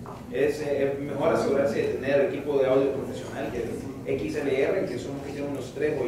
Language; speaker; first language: Spanish; native; Spanish